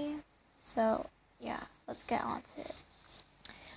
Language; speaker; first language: English; non-native, local second language; Filipino